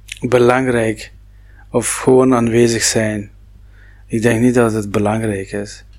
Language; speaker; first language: Dutch; non-native, local second language; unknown